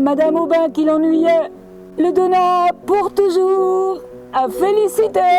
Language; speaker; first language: French; native; French